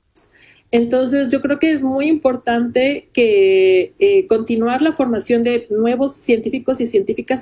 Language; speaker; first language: Spanish; native; Spanish